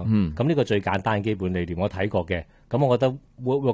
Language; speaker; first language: Cantonese; native; Cantonese